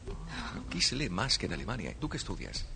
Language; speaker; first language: Spanish; native; Spanish